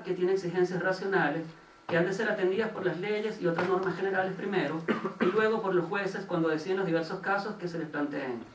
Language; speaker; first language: Spanish; native; Spanish